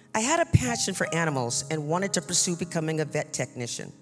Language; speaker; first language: English; native; English